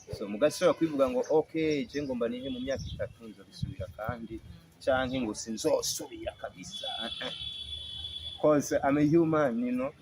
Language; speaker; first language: Rundi; early bilingual, heritage; Rundi